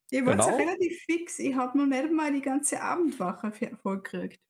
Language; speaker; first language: German; native; German